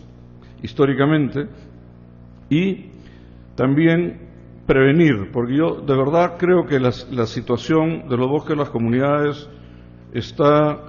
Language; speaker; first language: Spanish; native; Spanish